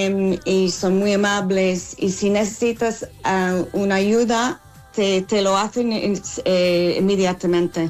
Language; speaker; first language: Spanish; non-native, fluent; English